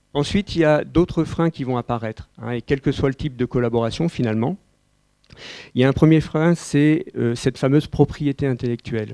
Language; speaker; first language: French; native; French